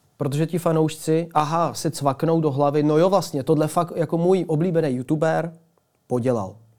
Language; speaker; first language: Czech; early bilingual, other home language; Ukrainian